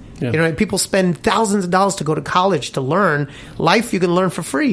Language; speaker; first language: English; native; English